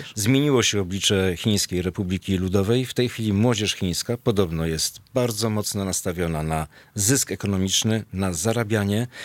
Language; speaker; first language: Polish; native; Polish